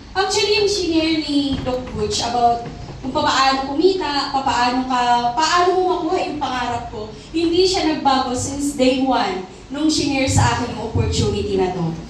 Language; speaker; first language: Filipino; non-native, local second language; Masbatenyo